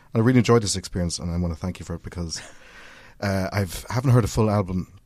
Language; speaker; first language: English; native; English